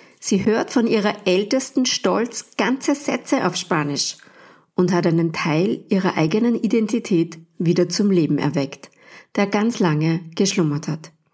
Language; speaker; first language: German; native; German